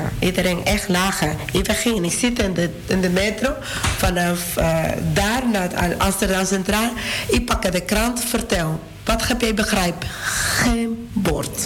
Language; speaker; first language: Dutch; non-native, fluent; Spanish